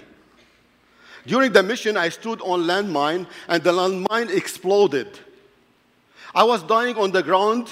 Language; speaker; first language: English; non-native, fluent; Arabic